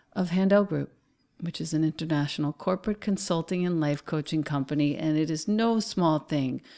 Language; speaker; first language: English; native; English